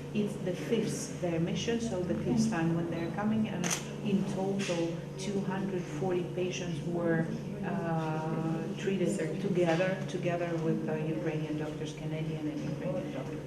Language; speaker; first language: English; non-native, fluent; Ukrainian